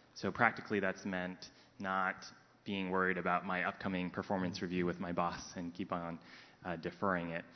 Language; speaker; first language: English; non-native, local second language; Cantonese